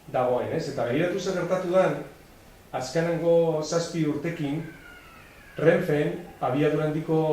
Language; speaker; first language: Basque; non-native, local second language; Spanish